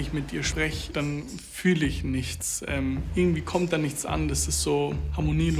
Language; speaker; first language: German; native; German